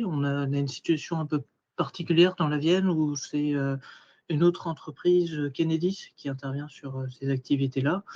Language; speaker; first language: French; native; French